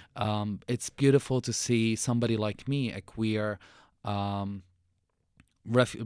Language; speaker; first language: English; non-native, fluent; Arabic